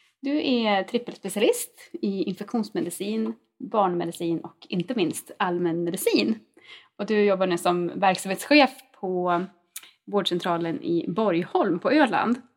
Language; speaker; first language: Swedish; native; Swedish